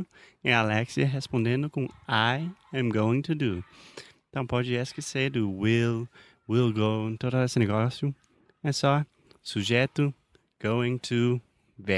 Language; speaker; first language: Portuguese; non-native, fluent; English